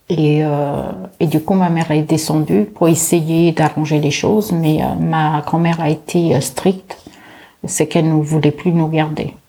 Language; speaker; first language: French; early bilingual, other home language; Portuguese